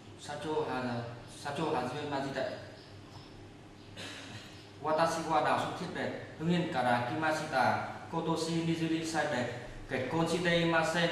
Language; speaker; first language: Japanese; non-native, learner; Vietnamese